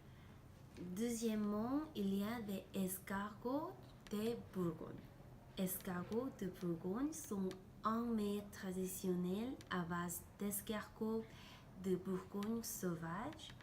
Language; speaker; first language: French; non-native, learner; Korean